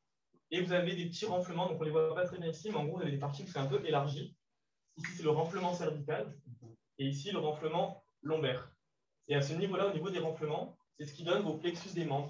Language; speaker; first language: French; native; French